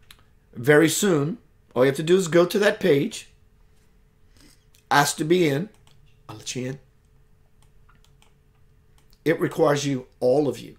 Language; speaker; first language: English; native; English